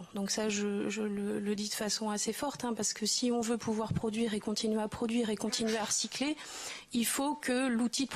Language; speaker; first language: French; native; French